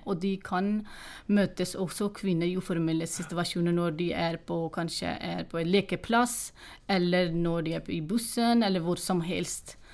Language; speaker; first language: Norwegian; non-native, fluent; Urdu